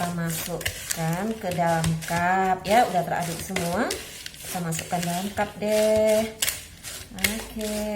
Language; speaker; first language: Indonesian; native; Indonesian